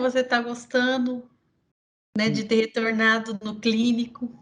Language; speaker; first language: Portuguese; native; Portuguese